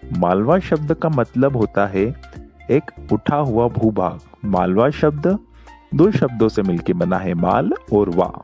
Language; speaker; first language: Hindi; native; Hindi